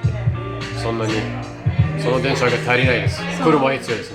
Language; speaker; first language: Japanese; non-native, learner; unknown